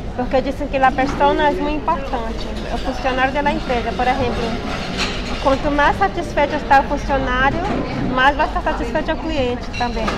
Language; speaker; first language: Spanish; non-native, fluent; Portuguese